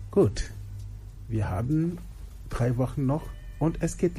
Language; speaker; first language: German; non-native, fluent; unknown